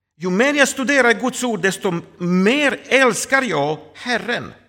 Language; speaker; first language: Swedish; non-native, fluent; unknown